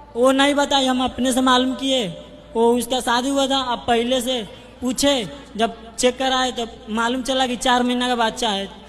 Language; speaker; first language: Hindi; native; Hindi